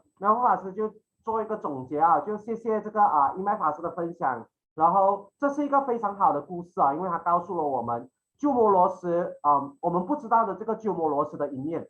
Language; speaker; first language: Chinese; native; Chinese